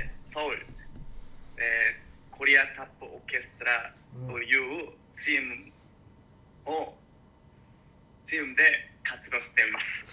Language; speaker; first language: Japanese; non-native, learner; Korean